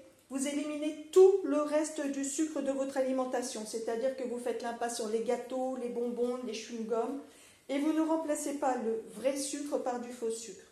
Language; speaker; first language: French; native; French